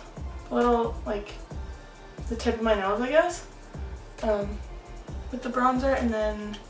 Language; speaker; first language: English; native; English